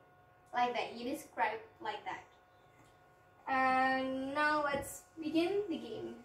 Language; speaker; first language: English; non-native, fluent; Indonesian